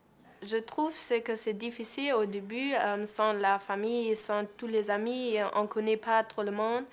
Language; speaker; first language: French; non-native, learner; German